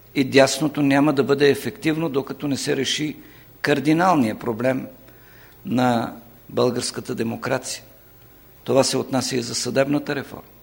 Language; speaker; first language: Bulgarian; non-native, local second language; Turkish